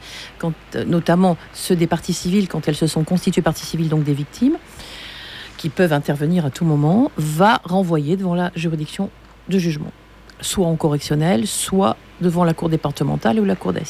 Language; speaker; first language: French; native; French